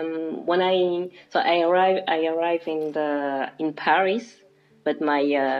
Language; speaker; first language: English; non-native, local second language; French